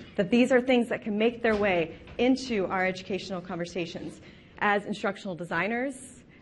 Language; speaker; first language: English; native; English